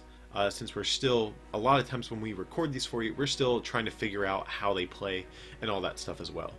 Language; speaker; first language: English; native; English